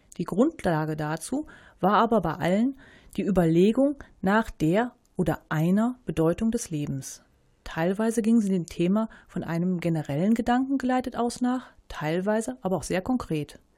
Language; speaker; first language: German; native; German